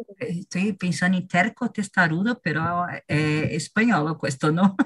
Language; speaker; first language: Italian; non-native, learner; Portuguese